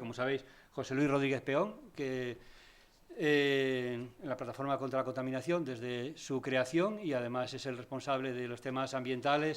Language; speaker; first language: Spanish; native; Spanish